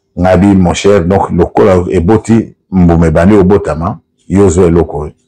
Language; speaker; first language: Lingala; non-native, local second language; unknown